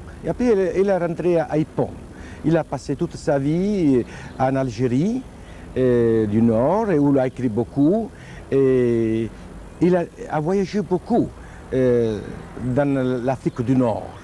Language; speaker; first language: French; non-native, fluent; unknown